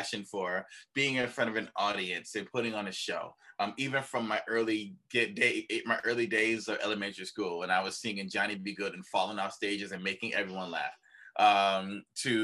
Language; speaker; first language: English; native; English